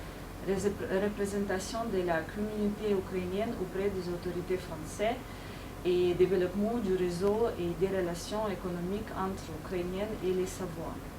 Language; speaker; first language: French; non-native, fluent; Ukrainian